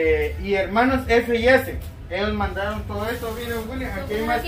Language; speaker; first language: Spanish; native; Spanish